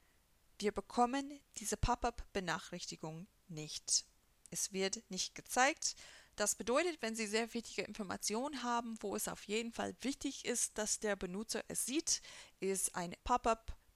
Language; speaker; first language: German; non-native, fluent; English